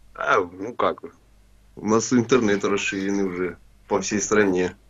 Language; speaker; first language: Russian; native; Russian